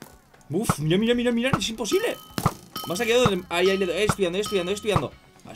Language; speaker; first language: Spanish; native; Spanish